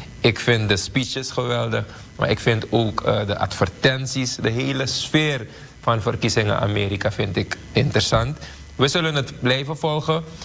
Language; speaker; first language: Dutch; native; Dutch